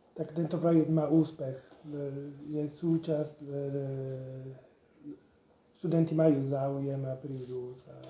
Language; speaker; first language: Slovak; non-native, learner; Italian